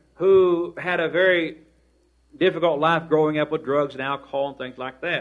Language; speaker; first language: English; native; English